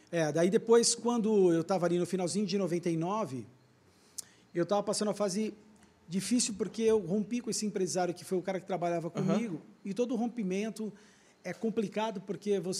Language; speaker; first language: Portuguese; native; Portuguese